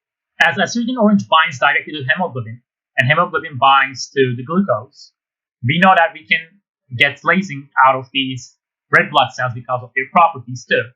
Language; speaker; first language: English; non-native, fluent; Turkish